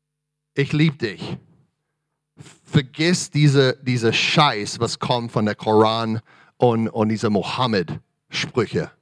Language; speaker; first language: German; non-native, fluent; English